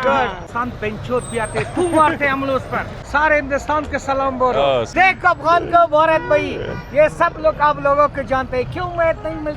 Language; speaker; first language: Hindi; non-native, learner; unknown